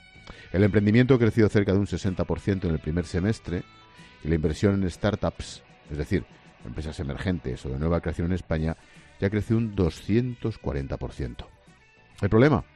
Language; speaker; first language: Spanish; native; Spanish